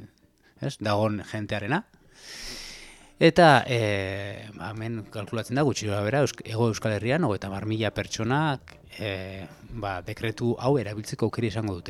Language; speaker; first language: Basque; native; Basque